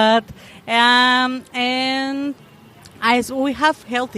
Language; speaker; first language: English; non-native, learner; Spanish